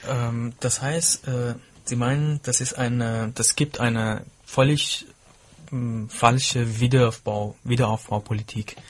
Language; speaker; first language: German; non-native, fluent; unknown